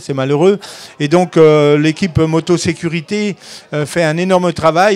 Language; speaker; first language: French; native; French